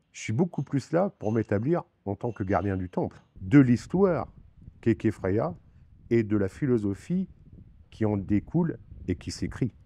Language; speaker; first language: French; native; French